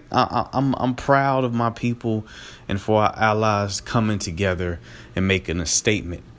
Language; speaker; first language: English; native; English